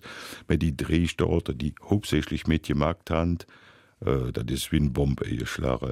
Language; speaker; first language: German; native; German